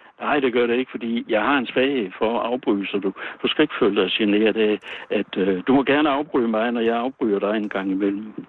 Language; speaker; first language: Danish; native; Danish